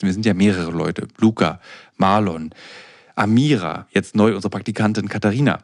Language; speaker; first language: German; native; German